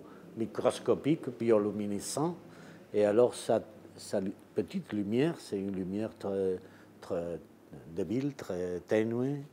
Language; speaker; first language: French; non-native, fluent; Spanish